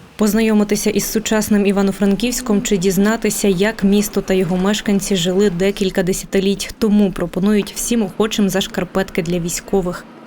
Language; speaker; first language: Ukrainian; native; Ukrainian